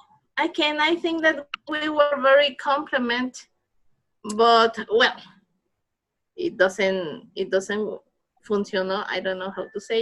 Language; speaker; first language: English; non-native, learner; Spanish